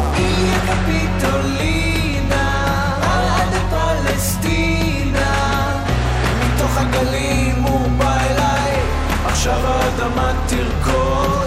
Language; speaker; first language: Hebrew; native; Hebrew